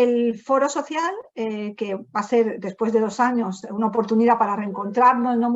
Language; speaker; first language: Spanish; native; Spanish